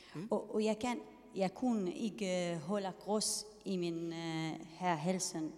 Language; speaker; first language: Danish; non-native, learner; Arabic